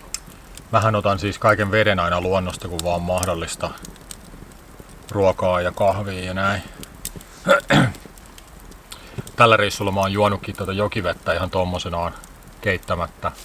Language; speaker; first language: Finnish; native; Finnish